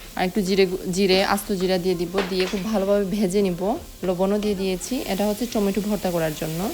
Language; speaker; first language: Bangla; early bilingual, heritage; Bangla